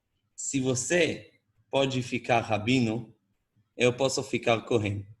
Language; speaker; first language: Portuguese; non-native, fluent; Hebrew